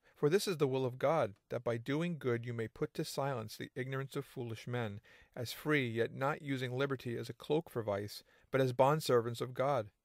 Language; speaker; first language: English; native; English